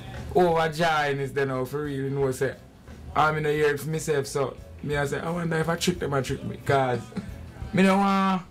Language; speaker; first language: English; non-native, local second language; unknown